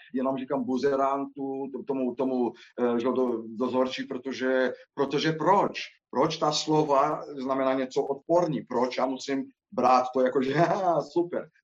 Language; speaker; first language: Czech; non-native, fluent; Portuguese